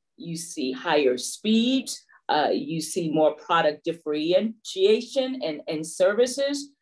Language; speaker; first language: English; native; English